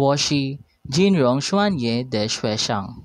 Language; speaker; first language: Chinese; non-native, learner; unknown